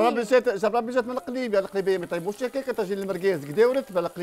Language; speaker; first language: Arabic; native; Arabic